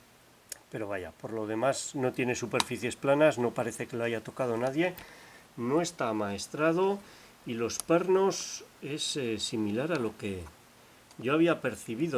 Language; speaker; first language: Spanish; native; Spanish